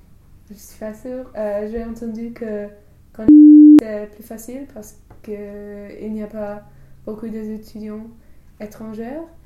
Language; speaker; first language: French; non-native, learner; English